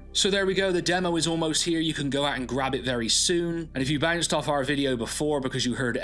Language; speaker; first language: English; native; English